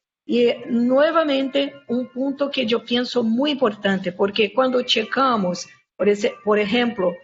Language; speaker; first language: Spanish; non-native, fluent; Portuguese